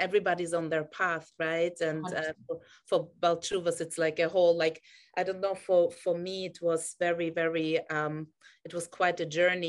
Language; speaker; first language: English; non-native, fluent; German